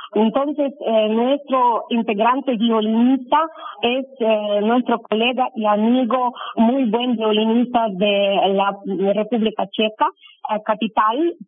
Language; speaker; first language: Spanish; non-native, fluent; Ukrainian